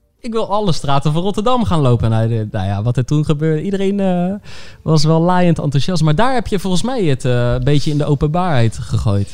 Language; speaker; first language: Dutch; native; Dutch